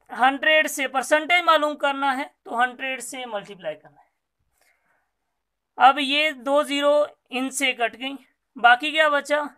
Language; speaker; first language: Urdu; non-native, local second language; Sindhi